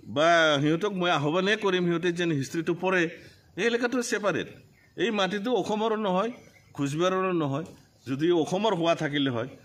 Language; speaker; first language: Assamese; non-native, local second language; Bodo